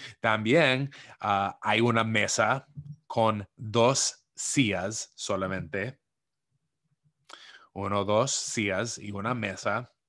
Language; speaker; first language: Spanish; non-native, fluent; English